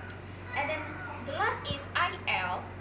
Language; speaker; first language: English; non-native, learner; Indonesian